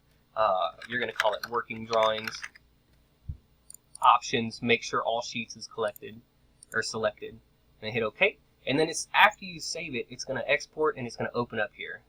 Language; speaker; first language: English; native; English